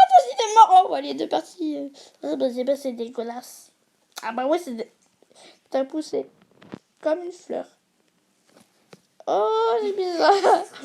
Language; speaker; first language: French; native; French